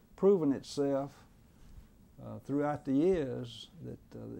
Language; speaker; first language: English; native; English